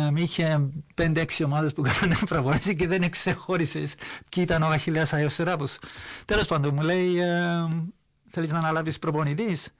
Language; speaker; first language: Greek; early bilingual, heritage; Greek